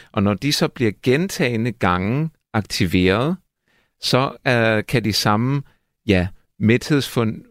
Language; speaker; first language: Danish; non-native, fluent; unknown